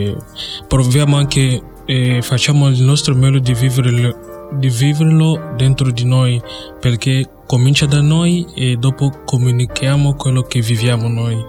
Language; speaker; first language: Italian; non-native, learner; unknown